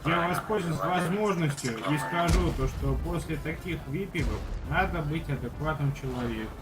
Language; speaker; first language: Russian; native; Russian